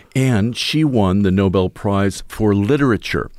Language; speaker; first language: English; early bilingual, other home language; Russian